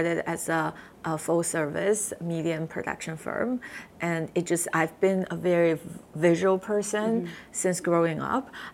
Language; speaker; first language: English; non-native, fluent; Chinese